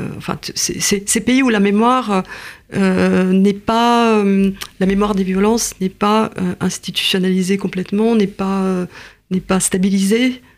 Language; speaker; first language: French; non-native, fluent; Russian